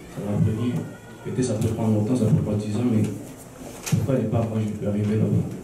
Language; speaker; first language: French; early bilingual, other home language; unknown